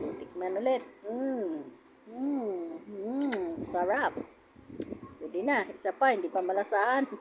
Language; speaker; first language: Filipino; non-native, local second language; Cebuano